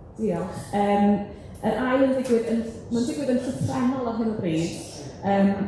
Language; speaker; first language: Welsh; native; Welsh